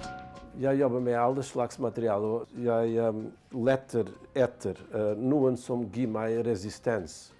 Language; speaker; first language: Norwegian; non-native, fluent; Bosnian